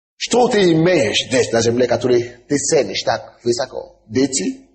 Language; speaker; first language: Russian; non-native, fluent; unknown